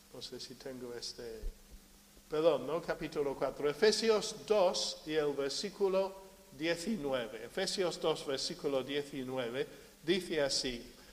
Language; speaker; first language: Spanish; non-native, fluent; English